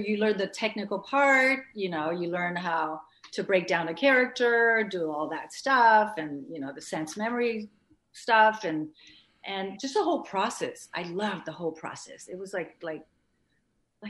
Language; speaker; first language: English; early bilingual, other home language; French